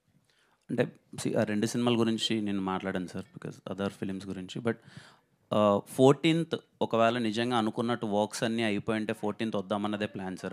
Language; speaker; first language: Telugu; native; Telugu